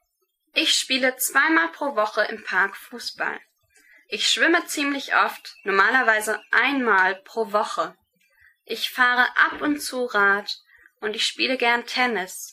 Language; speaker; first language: German; non-native, learner; English